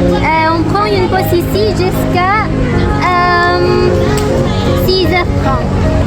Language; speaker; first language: French; non-native, learner; Indonesian